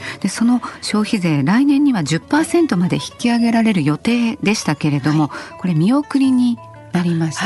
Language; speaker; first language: Japanese; native; Japanese